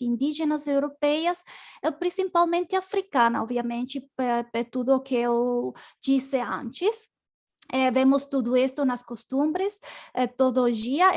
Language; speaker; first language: Portuguese; non-native, learner; Spanish